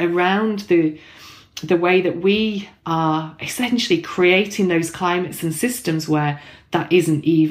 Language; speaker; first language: English; native; English